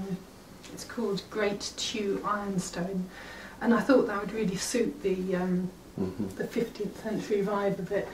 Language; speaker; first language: English; native; English